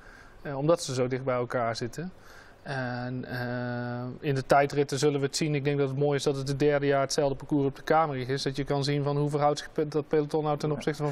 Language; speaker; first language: Dutch; native; Dutch